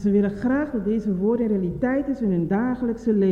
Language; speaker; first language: Dutch; non-native, local second language; Papiamento